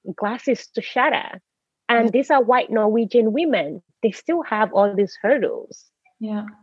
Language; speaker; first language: English; native; English